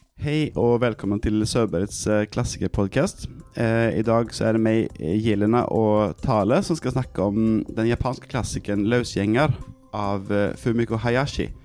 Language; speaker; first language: Norwegian; native; Norwegian